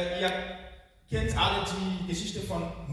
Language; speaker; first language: German; non-native, fluent; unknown